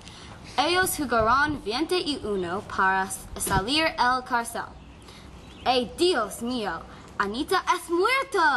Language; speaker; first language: Spanish; non-native, learner; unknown